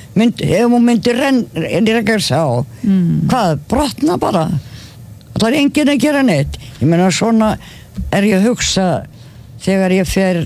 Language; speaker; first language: Icelandic; non-native, fluent; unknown